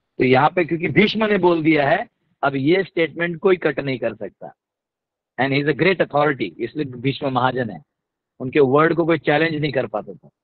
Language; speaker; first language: Hindi; non-native, local second language; Marathi